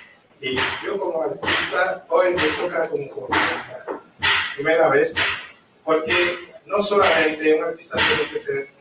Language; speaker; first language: Spanish; non-native, learner; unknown